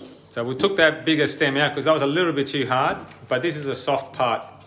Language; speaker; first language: English; early bilingual, other home language; Italian